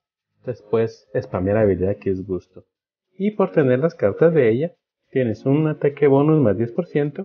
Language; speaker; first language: Spanish; native; Spanish